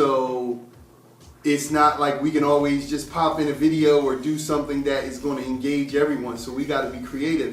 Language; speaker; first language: English; native; English